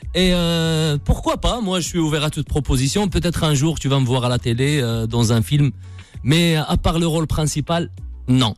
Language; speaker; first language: French; non-native, local second language; Arabic